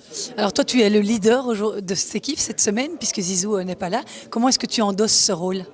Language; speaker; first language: French; native; French